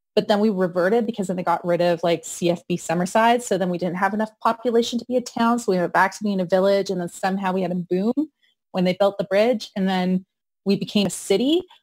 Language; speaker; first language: English; native; English